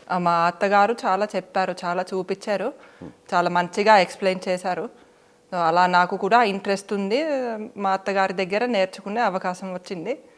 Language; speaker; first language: Telugu; non-native, fluent; Finnish